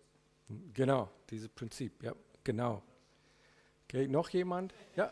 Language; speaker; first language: German; non-native, learner; English